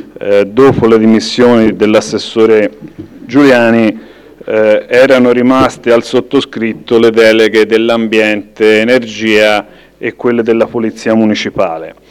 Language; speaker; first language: Italian; native; Italian